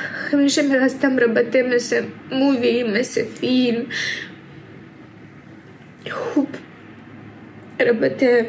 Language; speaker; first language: Persian; early bilingual, heritage; Persian